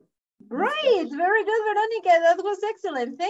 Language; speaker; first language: English; non-native, fluent; Spanish